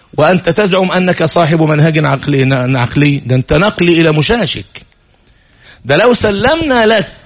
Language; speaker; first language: Arabic; native; Arabic